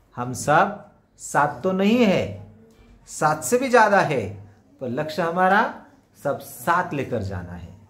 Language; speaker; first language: Hindi; non-native, local second language; Marathi